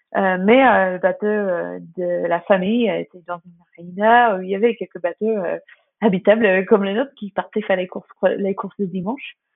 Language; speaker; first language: French; non-native, fluent; English